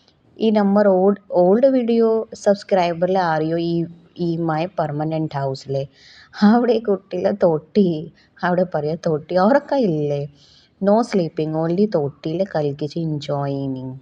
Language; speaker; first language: Malayalam; non-native, learner; Hindi